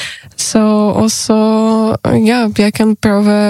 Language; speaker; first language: Norwegian; non-native, learner; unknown